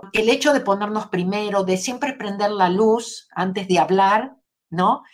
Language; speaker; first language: Spanish; native; Spanish